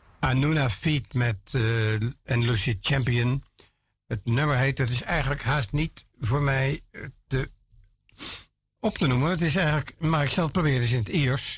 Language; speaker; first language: Dutch; native; Dutch